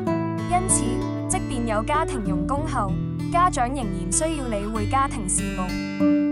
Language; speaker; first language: Cantonese; native; Cantonese